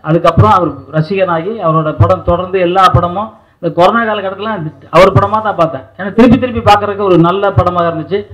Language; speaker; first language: Tamil; native; Tamil